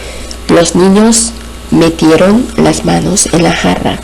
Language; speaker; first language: Spanish; non-native, fluent; Korean